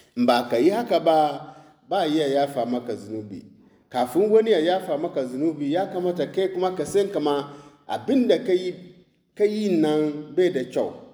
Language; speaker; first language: Hausa; non-native, local second language; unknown